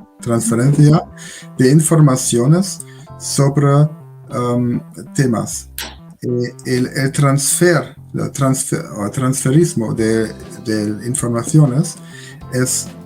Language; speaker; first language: Spanish; non-native, learner; German